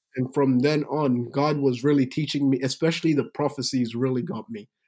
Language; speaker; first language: English; early bilingual, other home language; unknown